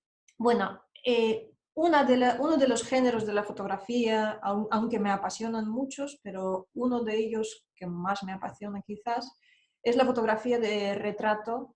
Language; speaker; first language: Spanish; non-native, fluent; Russian